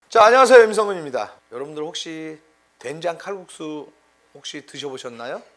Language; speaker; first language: Korean; native; Korean